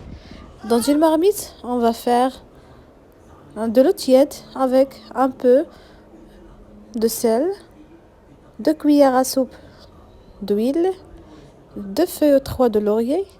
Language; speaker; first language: French; non-native, local second language; Arabic